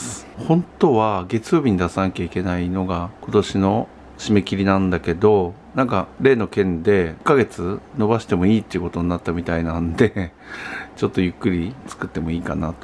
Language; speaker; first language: Japanese; native; Japanese